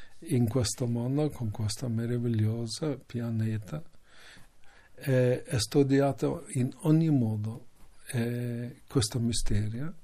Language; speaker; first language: Italian; non-native, learner; Norwegian